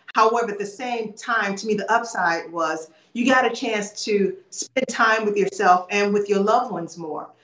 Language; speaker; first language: English; native; English